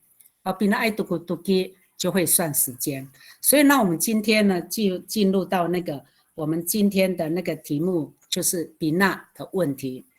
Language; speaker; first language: Chinese; non-native, local second language; Amis